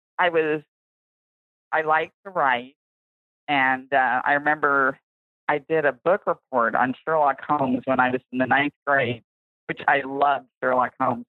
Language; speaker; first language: English; native; English